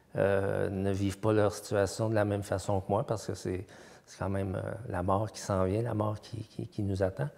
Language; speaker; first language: French; native; French